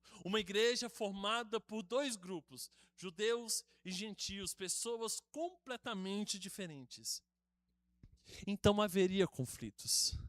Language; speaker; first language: Portuguese; native; Portuguese